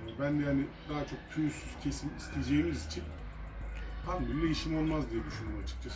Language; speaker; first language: Turkish; native; Turkish